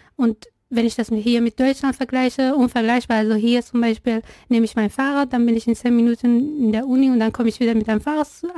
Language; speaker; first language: German; non-native, fluent; Persian